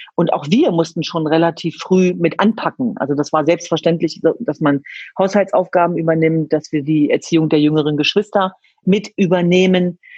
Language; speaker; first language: German; early bilingual, other home language; Kurdish